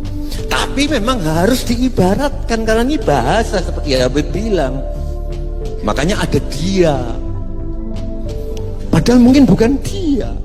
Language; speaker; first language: Indonesian; non-native, local second language; Javanese